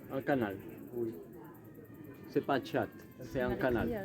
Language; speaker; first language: French; non-native, learner; Spanish